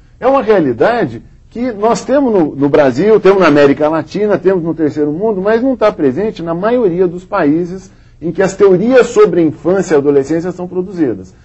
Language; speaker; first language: Portuguese; native; Portuguese